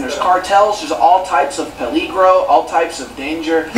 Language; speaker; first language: English; native; English